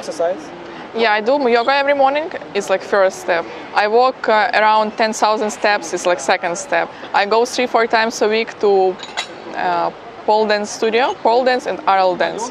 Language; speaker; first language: English; non-native, fluent; Ukrainian